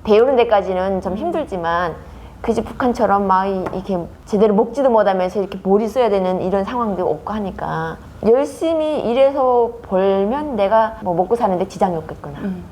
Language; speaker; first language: Korean; native; Korean